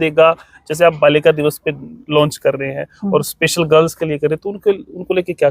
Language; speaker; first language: Hindi; native; Hindi